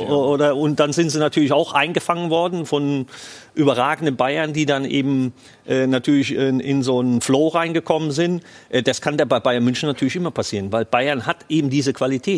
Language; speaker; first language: German; native; German